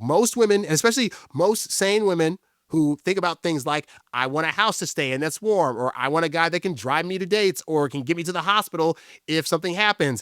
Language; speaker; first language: English; native; English